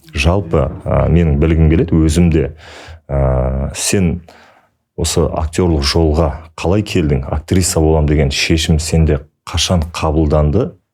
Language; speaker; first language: Kazakh; native; Kazakh